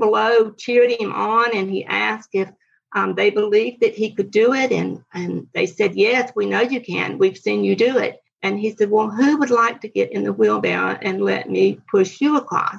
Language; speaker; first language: English; native; English